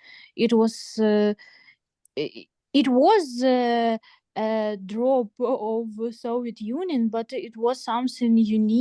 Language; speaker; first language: English; non-native, learner; Ukrainian